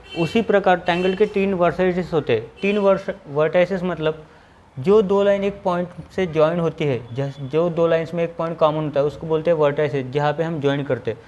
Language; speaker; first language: Hindi; non-native, local second language; Marathi